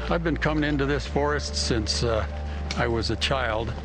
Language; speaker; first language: English; native; English